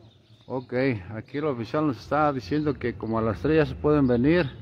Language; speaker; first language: Spanish; native; Spanish